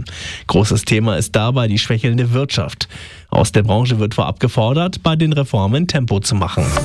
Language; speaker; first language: German; native; German